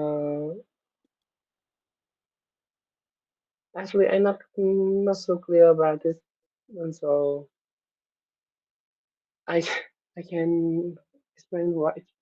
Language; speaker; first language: English; non-native, learner; Vietnamese